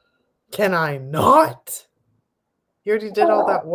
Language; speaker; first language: English; native; English